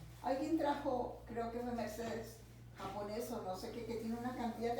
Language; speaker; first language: Spanish; native; Spanish